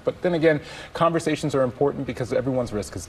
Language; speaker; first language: English; native; English